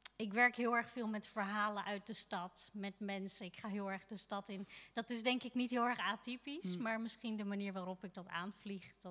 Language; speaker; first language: Dutch; native; Dutch